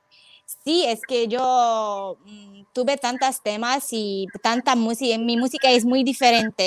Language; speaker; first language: Spanish; non-native, fluent; Romanian